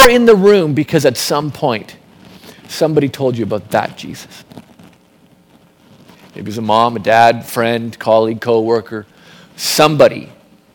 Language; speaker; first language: English; native; English